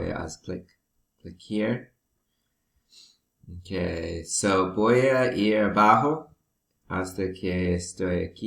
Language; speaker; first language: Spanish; non-native, learner; English